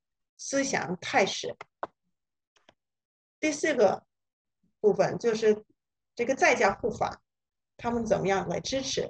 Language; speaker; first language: Chinese; non-native, fluent; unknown